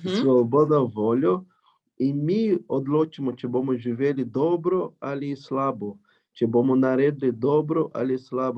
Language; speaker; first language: Slovenian; non-native, learner; Portuguese